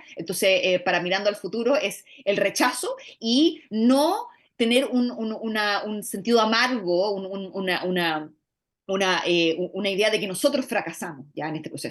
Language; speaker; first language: Spanish; native; Spanish